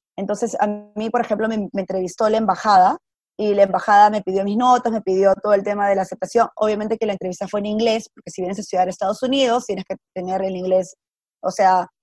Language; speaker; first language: Spanish; native; Spanish